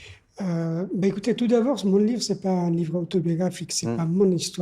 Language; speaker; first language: French; non-native, fluent; Persian